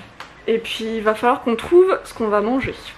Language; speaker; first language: French; native; French